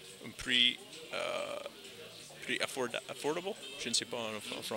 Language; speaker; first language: French; non-native, learner; English